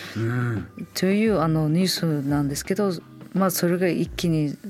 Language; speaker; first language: Japanese; non-native, fluent; Uzbek